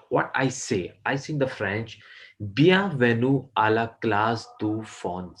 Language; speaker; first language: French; non-native, fluent; Urdu